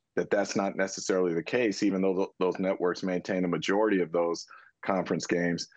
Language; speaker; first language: English; native; English